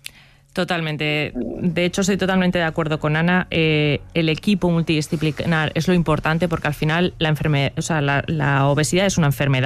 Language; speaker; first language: Spanish; native; Spanish